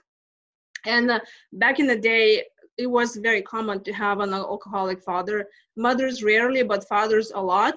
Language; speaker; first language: English; non-native, fluent; Lithuanian